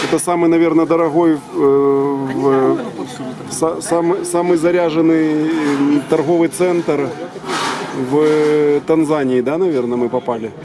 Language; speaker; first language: Russian; native; Russian